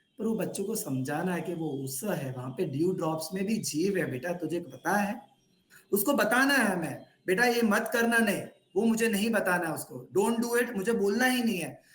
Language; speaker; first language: Hindi; non-native, local second language; Gujarati